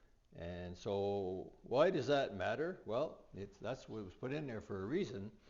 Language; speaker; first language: English; native; English